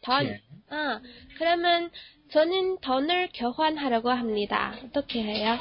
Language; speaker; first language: Korean; non-native, fluent; Chinese